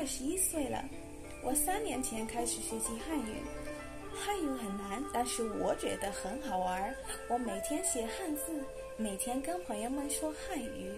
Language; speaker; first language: Chinese; non-native, learner; English